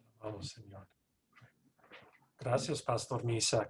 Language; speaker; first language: Spanish; non-native, learner; English